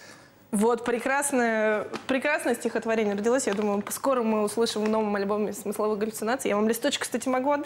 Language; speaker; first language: Russian; native; Russian